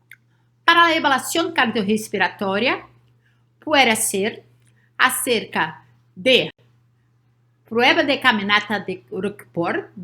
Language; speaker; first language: Spanish; non-native, learner; Portuguese